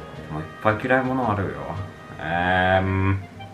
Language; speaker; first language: Japanese; non-native, learner; Finnish